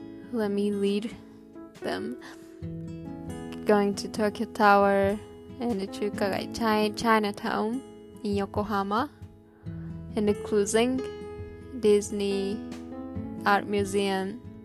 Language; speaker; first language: English; non-native, learner; Japanese